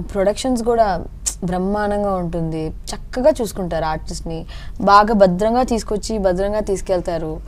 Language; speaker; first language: Telugu; early bilingual, heritage; Telugu